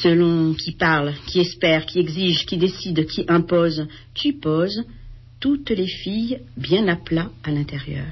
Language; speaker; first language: French; native; French